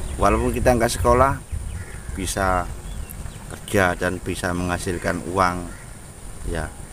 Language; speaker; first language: Indonesian; non-native, local second language; Javanese